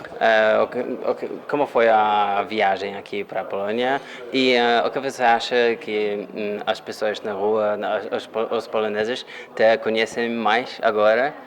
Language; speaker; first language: Portuguese; non-native, fluent; Polish